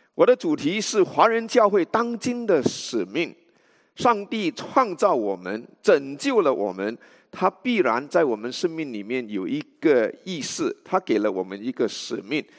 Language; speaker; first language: Chinese; native; Chinese